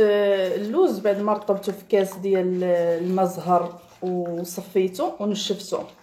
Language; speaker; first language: Arabic; native; Arabic